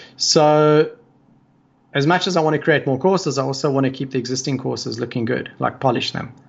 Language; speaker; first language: English; native; English